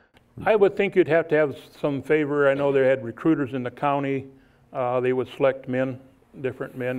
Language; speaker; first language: English; native; English